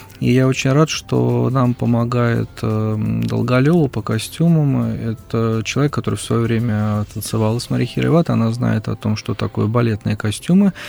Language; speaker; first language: Russian; native; Russian